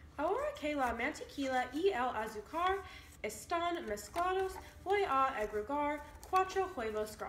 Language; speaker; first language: Spanish; non-native, learner; English